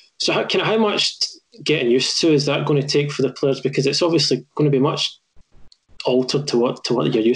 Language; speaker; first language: English; native; English